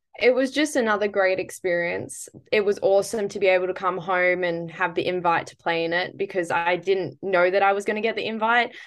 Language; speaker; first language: English; native; English